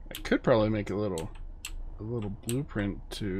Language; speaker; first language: English; native; English